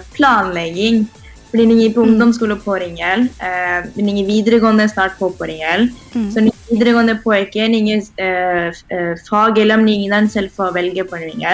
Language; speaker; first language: Norwegian; early bilingual, other home language; Tamil